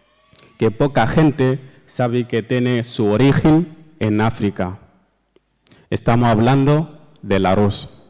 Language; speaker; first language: Spanish; non-native, learner; Fula